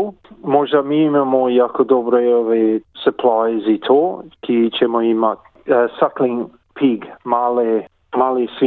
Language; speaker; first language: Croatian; early bilingual, heritage; English